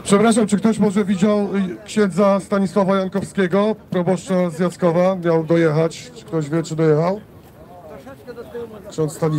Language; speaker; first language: Polish; native; Polish